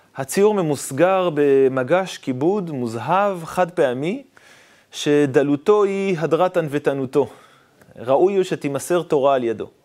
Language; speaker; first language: Hebrew; native; Hebrew